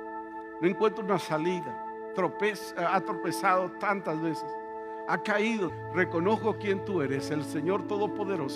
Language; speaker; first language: Spanish; native; Spanish